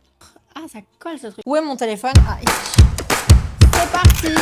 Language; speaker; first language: French; native; French